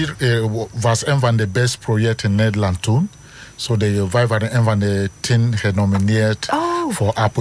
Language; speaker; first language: Dutch; non-native, learner; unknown